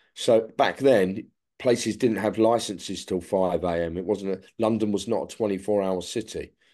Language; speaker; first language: English; native; English